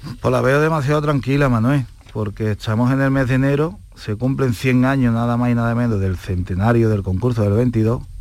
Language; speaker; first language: Spanish; native; Spanish